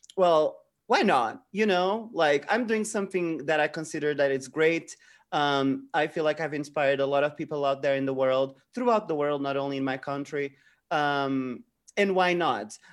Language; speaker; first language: English; non-native, fluent; Portuguese